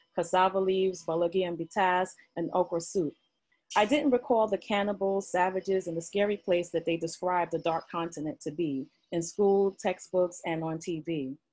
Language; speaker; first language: English; native; English